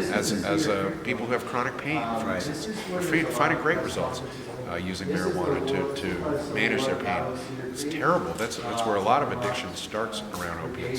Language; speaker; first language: English; native; English